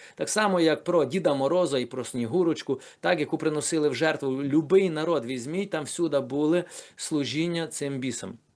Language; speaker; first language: Ukrainian; native; Ukrainian